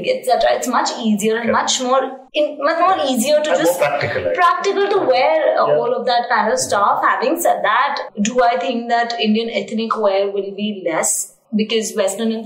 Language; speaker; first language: English; non-native, local second language; Hindi